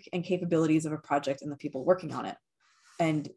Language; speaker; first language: English; native; English